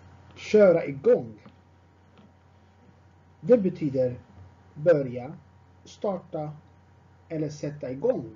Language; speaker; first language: Swedish; non-native, fluent; Tigrinya